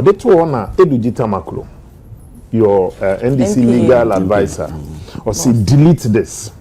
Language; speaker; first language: English; non-native, local second language; Akan